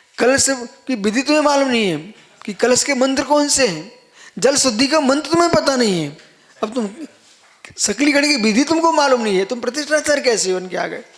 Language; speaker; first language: Hindi; native; Hindi